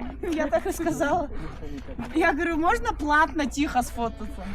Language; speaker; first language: Russian; native; Russian